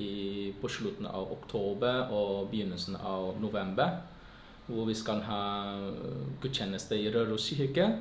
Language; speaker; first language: Norwegian; non-native, fluent; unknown